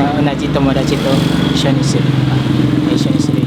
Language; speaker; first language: Japanese; non-native, fluent; Indonesian